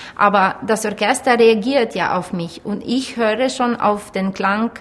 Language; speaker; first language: German; non-native, fluent; Ukrainian